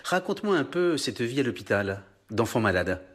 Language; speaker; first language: French; native; French